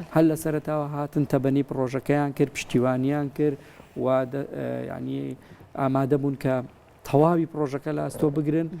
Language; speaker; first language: Central Kurdish; non-native, local second language; Gurani